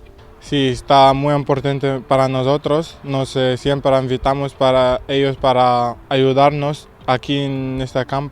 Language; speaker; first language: Spanish; non-native, learner; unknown